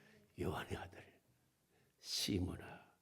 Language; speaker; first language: Korean; native; Korean